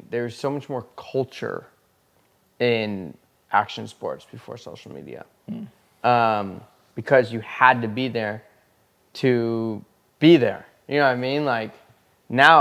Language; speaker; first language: English; native; English